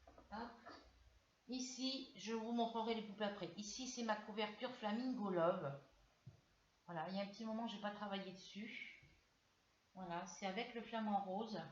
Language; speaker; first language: French; native; French